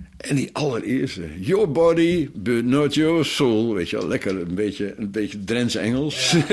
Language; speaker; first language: Dutch; native; Dutch